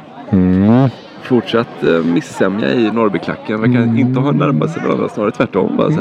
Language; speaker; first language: Swedish; native; Swedish